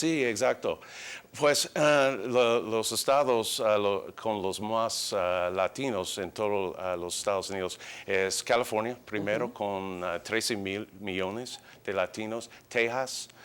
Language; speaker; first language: Spanish; early bilingual, heritage; English